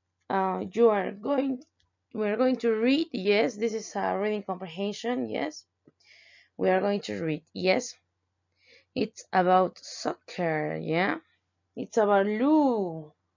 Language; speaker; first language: English; non-native, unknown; Spanish